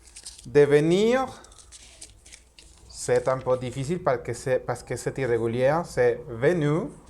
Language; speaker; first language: French; non-native, learner; Spanish